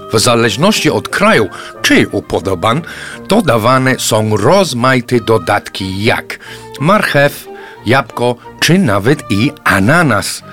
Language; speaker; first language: Polish; non-native, fluent; English